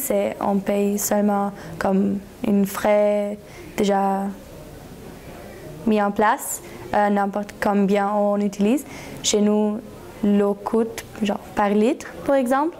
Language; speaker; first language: French; non-native, learner; German